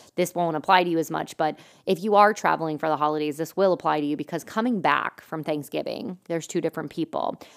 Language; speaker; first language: English; native; English